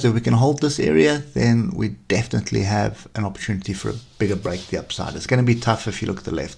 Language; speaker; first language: English; native; English